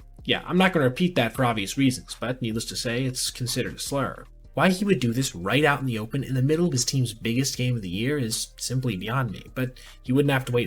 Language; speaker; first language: English; native; English